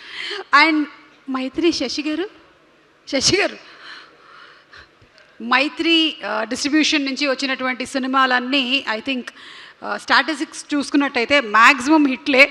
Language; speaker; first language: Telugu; native; Telugu